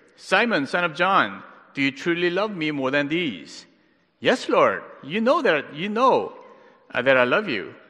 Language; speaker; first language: English; native; English